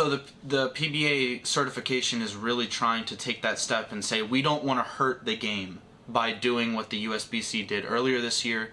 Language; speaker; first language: English; native; English